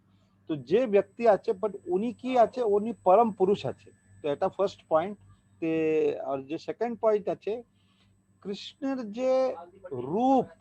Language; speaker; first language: Bangla; non-native, learner; Hindi